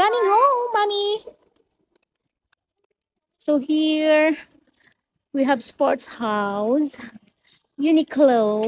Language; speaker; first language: English; non-native, local second language; Filipino